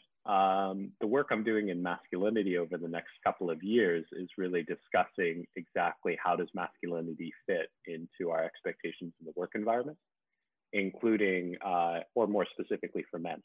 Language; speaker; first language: English; native; English